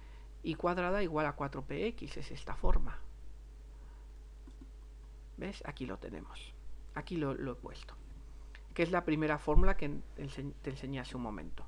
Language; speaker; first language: Spanish; native; Spanish